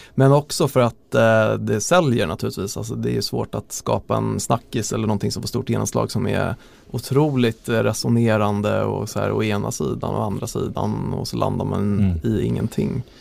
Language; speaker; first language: Swedish; native; Swedish